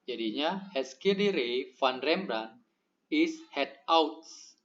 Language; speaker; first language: Dutch; non-native, learner; Indonesian